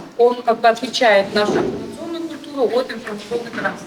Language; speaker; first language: Russian; native; Russian